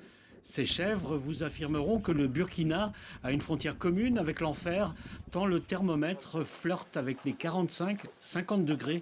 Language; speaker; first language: French; native; French